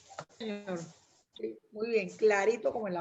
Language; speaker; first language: Spanish; native; Spanish